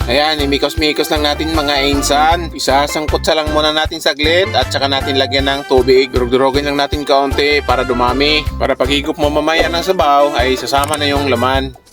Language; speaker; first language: Filipino; non-native, local second language; Cebuano